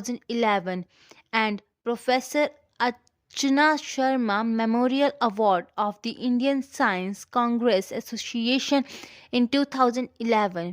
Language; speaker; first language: English; non-native, local second language; Hindi